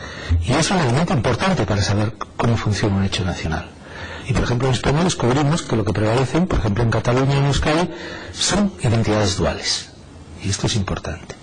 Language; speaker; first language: Spanish; native; Spanish